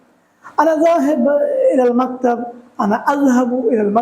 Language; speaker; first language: Arabic; non-native, fluent; Bangla